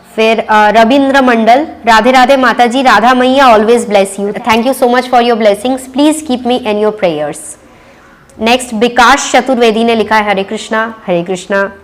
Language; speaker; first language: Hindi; non-native, local second language; Bangla